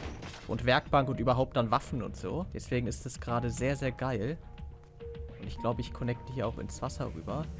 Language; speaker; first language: German; native; German